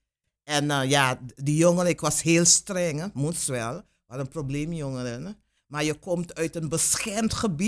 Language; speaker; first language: Dutch; non-native, local second language; Papiamento